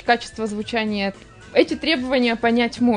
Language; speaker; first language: Russian; native; Russian